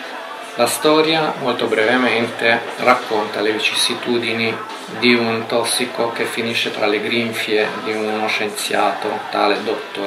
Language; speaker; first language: Italian; native; Italian